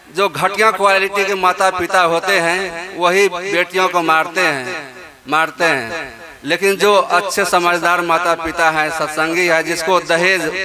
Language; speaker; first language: Hindi; native; Hindi